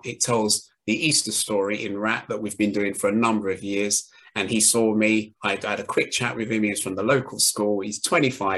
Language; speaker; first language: English; native; English